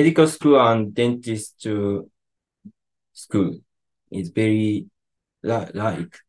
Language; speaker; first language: English; non-native, learner; Japanese